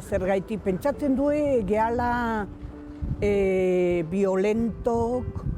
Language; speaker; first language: Basque; non-native, local second language; Spanish